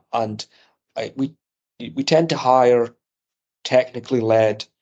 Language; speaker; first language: English; native; English